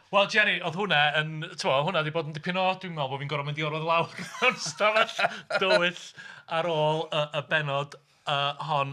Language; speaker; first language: Welsh; native; Welsh